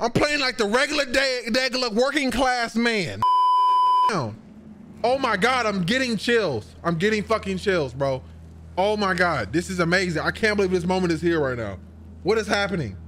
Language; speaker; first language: English; native; English